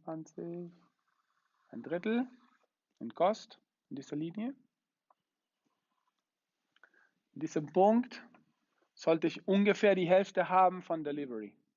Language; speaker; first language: German; non-native, fluent; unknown